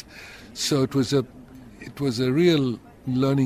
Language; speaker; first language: English; non-native, local second language; Tamil